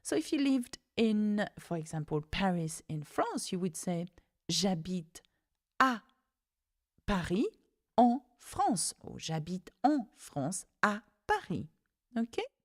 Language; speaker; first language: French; non-native, fluent; English